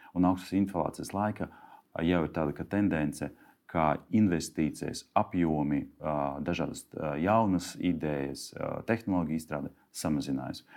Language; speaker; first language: Latvian; non-native, local second language; Russian